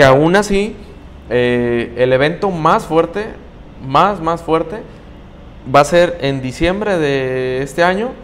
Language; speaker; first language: Spanish; native; Spanish